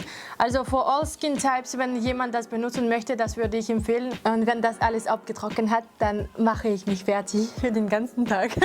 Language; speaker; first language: German; non-native, fluent; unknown